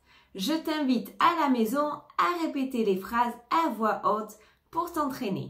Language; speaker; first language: French; native; French